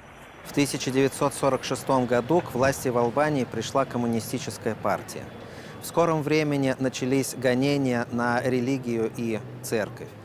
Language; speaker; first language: Russian; native; Russian